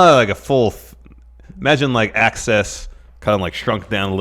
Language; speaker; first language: English; native; English